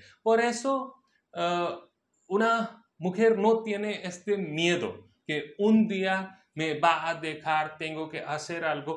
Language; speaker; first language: Spanish; non-native, local second language; Hindi